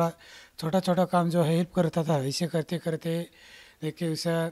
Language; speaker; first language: Hindi; non-native, local second language; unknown